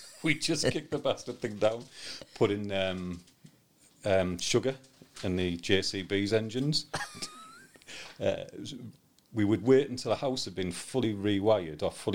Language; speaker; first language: English; native; English